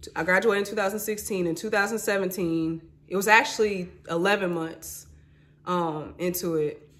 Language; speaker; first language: English; native; English